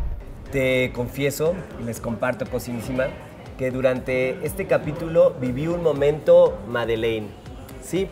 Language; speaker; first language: Spanish; native; Spanish